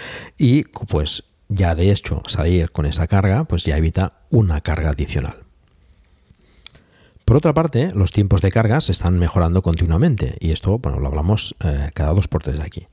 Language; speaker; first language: Spanish; native; Spanish